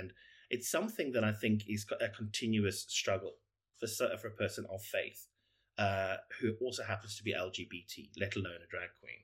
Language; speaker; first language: English; native; English